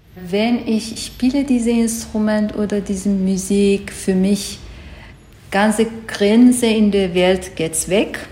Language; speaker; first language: German; non-native, learner; Persian